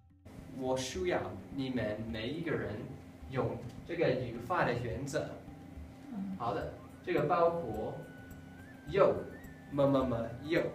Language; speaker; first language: Chinese; non-native, learner; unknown